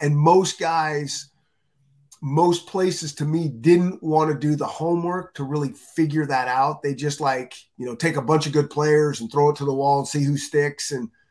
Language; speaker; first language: English; native; English